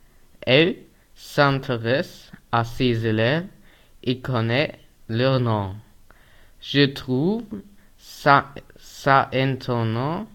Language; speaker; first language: French; non-native, learner; German